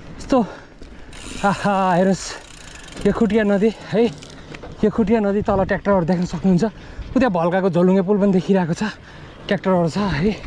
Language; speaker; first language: Nepali; native; Nepali